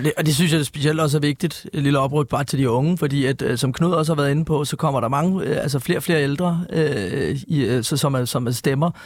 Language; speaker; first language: Danish; native; Danish